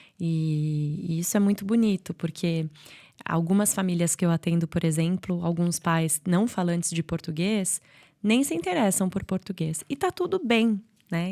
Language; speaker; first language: Portuguese; native; Portuguese